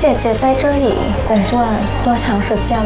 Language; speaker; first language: Chinese; non-native, fluent; Thai